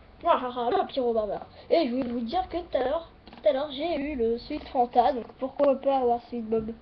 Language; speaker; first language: French; native; French